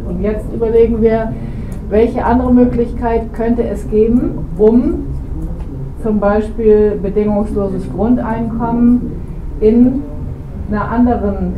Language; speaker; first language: German; native; German